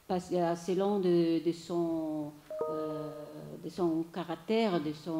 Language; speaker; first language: French; non-native, fluent; Italian